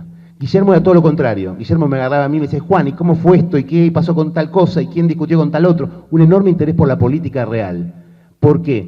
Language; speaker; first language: Spanish; native; Spanish